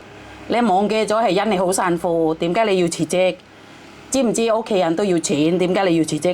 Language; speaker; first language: Cantonese; non-native, fluent; Javanese